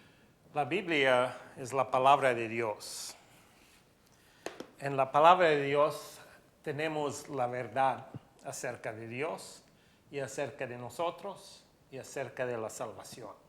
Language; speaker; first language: Spanish; non-native, fluent; English